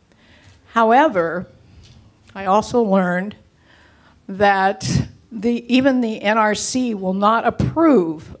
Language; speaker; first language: English; native; English